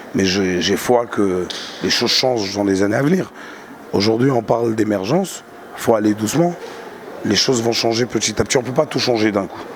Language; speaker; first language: French; non-native, local second language; Arabic